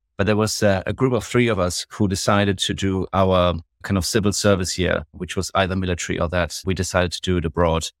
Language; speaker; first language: English; non-native, fluent; German